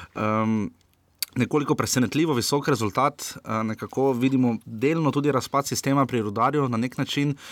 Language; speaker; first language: Slovenian; native; Slovenian